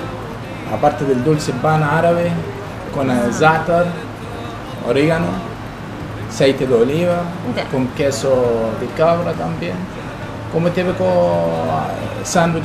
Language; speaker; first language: Spanish; non-native, learner; Arabic